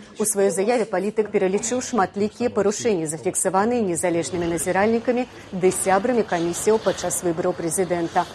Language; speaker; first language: Belarusian; native; Belarusian